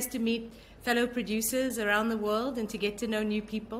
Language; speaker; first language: English; native; English